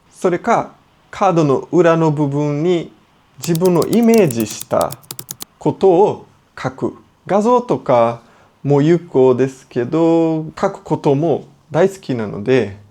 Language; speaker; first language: Japanese; non-native, fluent; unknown